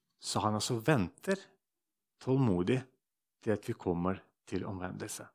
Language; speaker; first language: Norwegian; non-native, fluent; Russian